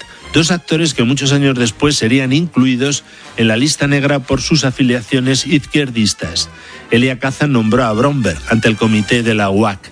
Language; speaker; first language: Spanish; native; Spanish